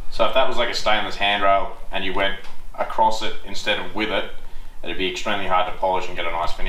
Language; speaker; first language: English; native; English